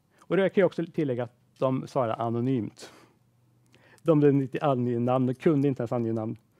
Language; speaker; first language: Swedish; native; Swedish